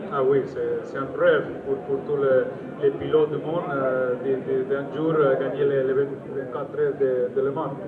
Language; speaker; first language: French; non-native, fluent; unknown